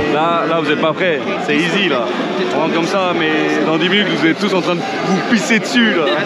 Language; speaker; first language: French; native; French